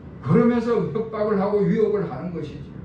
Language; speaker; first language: Korean; native; Korean